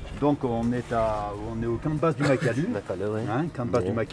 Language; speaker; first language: French; native; French